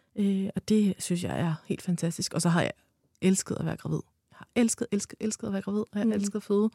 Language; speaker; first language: Danish; early bilingual, other home language; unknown